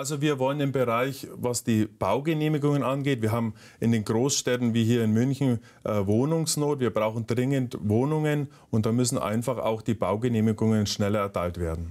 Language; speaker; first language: German; native; German